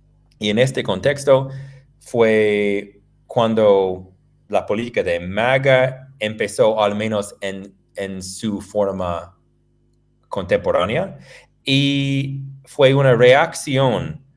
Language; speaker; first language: Spanish; non-native, fluent; English